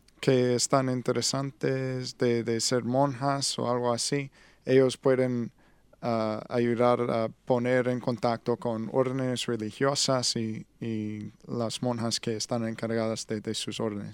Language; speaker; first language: Spanish; non-native, learner; English